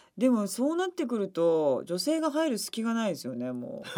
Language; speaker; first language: Japanese; native; Japanese